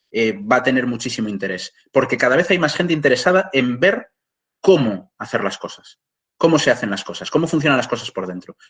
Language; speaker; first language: Spanish; native; Spanish